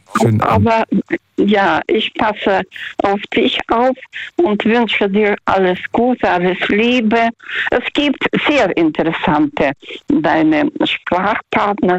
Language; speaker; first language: German; non-native, fluent; Russian